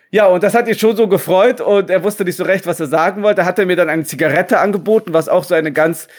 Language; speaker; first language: German; native; German